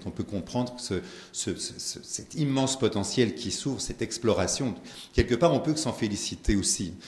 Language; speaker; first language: French; native; French